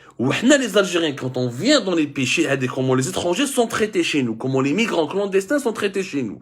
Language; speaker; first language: French; non-native, local second language; Arabic